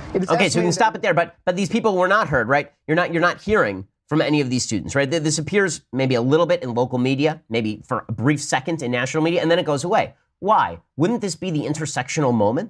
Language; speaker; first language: English; native; English